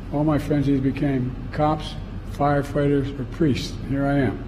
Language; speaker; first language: English; native; English